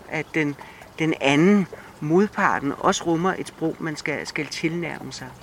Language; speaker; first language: Danish; native; Danish